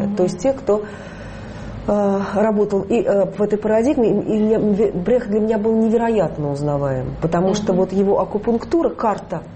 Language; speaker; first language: Russian; native; Russian